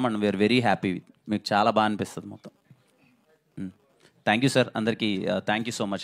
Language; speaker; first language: Telugu; native; Telugu